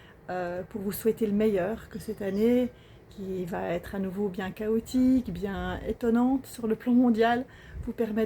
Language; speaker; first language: French; native; French